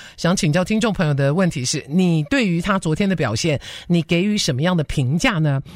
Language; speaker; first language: Chinese; native; Chinese